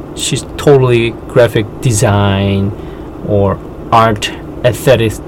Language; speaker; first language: English; non-native, fluent; Korean